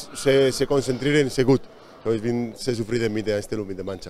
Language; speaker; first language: German; non-native, fluent; Spanish